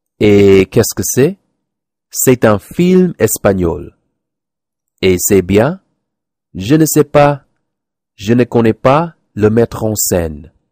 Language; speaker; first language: French; non-native, learner; English